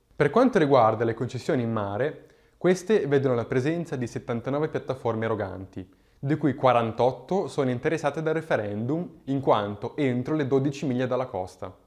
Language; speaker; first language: Italian; native; Italian